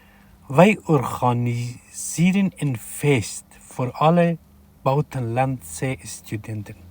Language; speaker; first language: Dutch; non-native, fluent; Persian